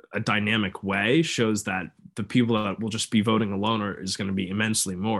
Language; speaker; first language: English; native; English